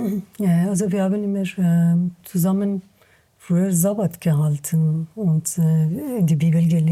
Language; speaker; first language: German; non-native, learner; Persian